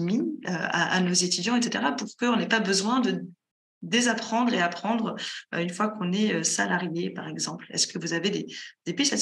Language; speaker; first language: French; native; French